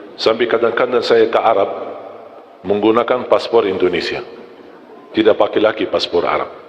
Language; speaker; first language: Malay; non-native, fluent; Arabic